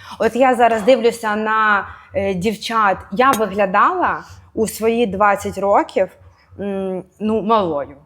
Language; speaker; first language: Ukrainian; native; Ukrainian